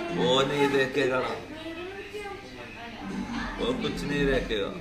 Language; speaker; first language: Hindi; non-native, local second language; Malayalam